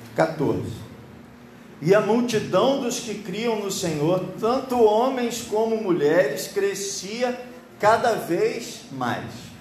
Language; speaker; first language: Portuguese; native; Portuguese